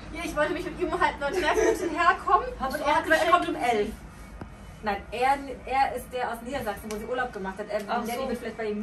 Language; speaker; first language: German; native; German